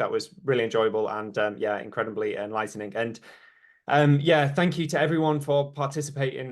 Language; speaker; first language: English; native; English